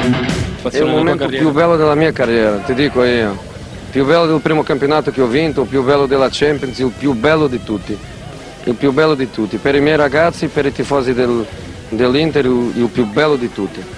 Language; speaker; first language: Italian; non-native, fluent; Portuguese